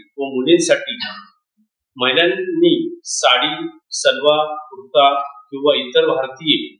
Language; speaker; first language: Marathi; native; Marathi